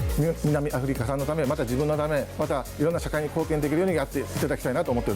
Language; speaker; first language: Japanese; native; Japanese